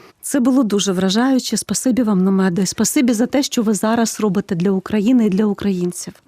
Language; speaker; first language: Ukrainian; native; Ukrainian